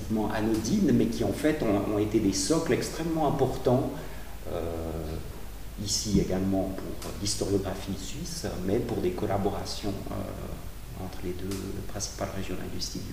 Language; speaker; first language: French; native; French